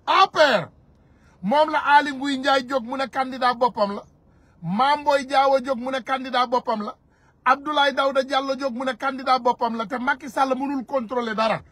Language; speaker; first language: Wolof; non-native, local second language; Soninke